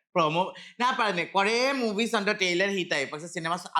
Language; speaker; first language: Malayalam; non-native, learner; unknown